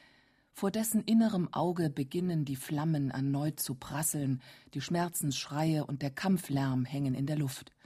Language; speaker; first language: German; native; German